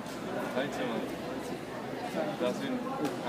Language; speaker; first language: German; non-native, learner; Spanish